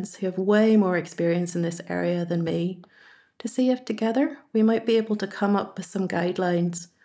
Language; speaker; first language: English; native; English